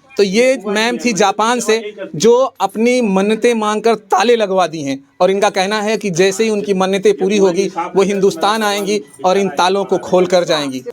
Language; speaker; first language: Hindi; native; Hindi